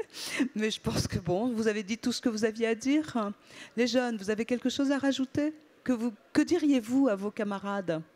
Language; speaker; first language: French; native; French